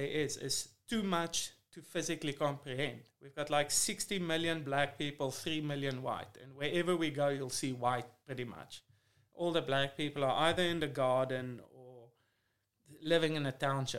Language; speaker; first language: English; non-native, fluent; Afrikaans